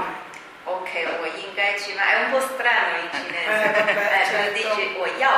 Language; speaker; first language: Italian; non-native, fluent; Chinese